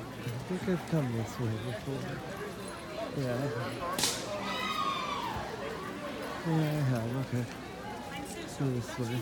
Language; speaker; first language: English; native; English